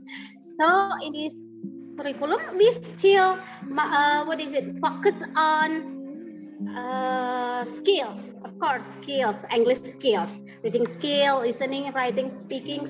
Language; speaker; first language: English; non-native, learner; Indonesian